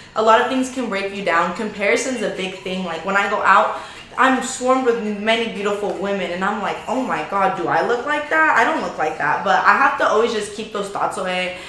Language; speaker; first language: English; native; English